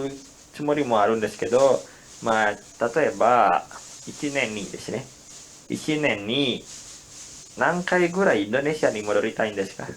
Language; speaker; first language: Japanese; non-native, learner; Indonesian